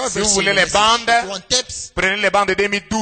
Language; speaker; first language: French; non-native, local second language; Lingala